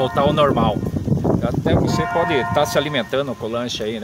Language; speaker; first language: Portuguese; native; Portuguese